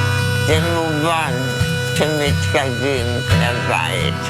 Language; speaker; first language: Hebrew; non-native, fluent; German